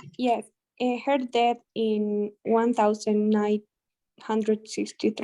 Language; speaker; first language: English; non-native, learner; Spanish